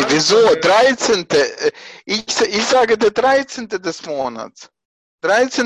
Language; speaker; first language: German; non-native, fluent; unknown